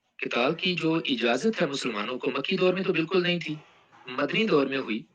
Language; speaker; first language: Urdu; non-native, local second language; Punjabi